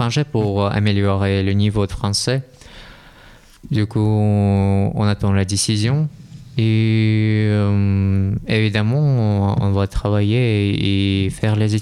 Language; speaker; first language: French; non-native, learner; Russian